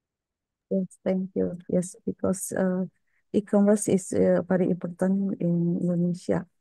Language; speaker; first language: English; non-native, learner; Indonesian